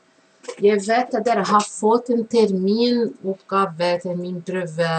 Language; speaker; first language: Norwegian; non-native, fluent; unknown